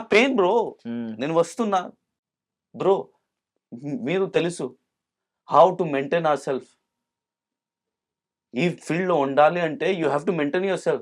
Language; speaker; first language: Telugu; non-native, local second language; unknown